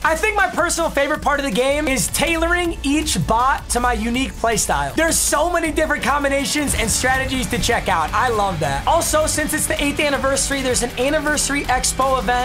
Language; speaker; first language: English; native; English